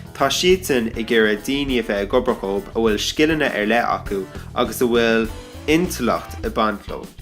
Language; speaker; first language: Irish; non-native, local second language; English